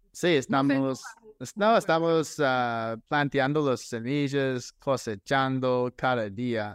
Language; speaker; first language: Spanish; non-native, fluent; English